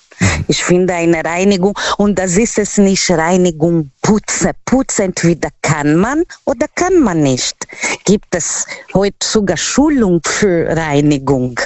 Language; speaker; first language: German; non-native, learner; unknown